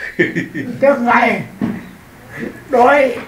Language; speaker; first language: Vietnamese; native; Vietnamese